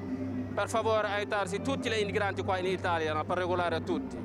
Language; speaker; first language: Italian; non-native, learner; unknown